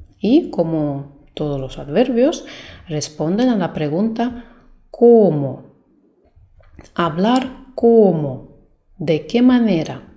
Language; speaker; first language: Spanish; non-native, fluent; Russian